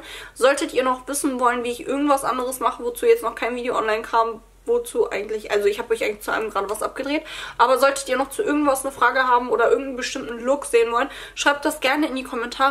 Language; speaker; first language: German; native; German